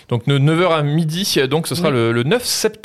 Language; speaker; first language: French; native; French